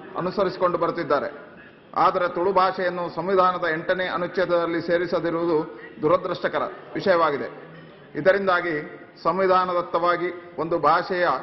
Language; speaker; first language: Kannada; non-native, local second language; Tulu